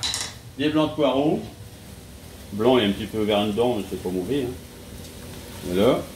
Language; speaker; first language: French; native; French